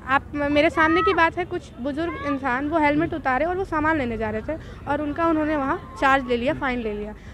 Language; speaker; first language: Hindi; native; Hindi